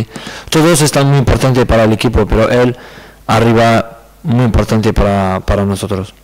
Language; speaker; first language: Spanish; non-native, learner; French